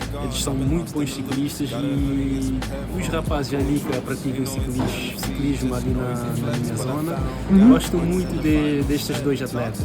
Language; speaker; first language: Portuguese; non-native, local second language; Kabuverdianu